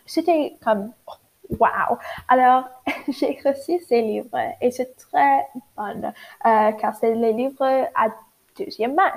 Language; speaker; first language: French; non-native, learner; English